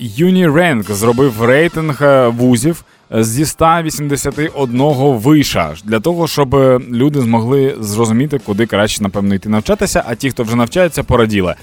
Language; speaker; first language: Ukrainian; non-native, local second language; Russian